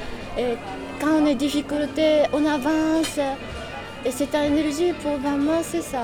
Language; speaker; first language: French; non-native, learner; Japanese